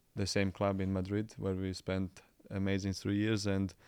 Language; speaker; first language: English; non-native, fluent; Croatian